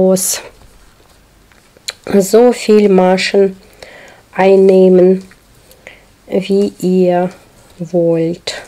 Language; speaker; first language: German; non-native, learner; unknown